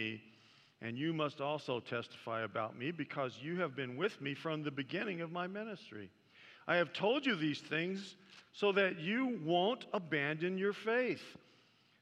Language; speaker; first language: English; native; English